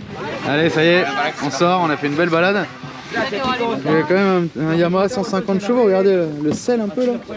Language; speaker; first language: French; native; French